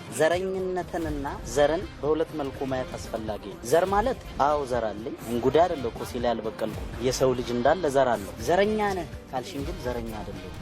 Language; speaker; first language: Amharic; non-native, local second language; Oromo